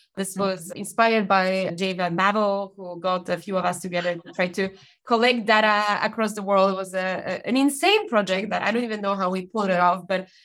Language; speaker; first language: English; non-native, fluent; Polish